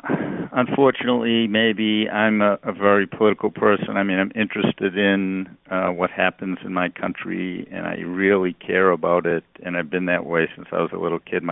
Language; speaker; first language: English; native; English